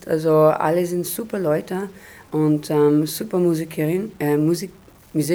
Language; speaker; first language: German; non-native, learner; Hebrew